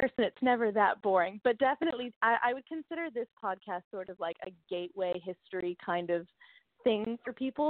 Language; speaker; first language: English; native; English